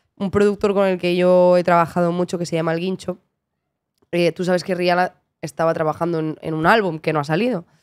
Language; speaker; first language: Spanish; native; Spanish